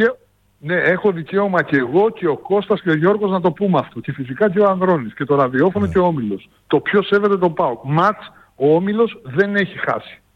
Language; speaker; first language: Greek; native; Greek